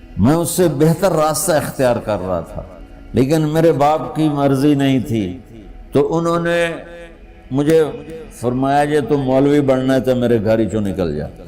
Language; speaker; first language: Urdu; non-native, local second language; Punjabi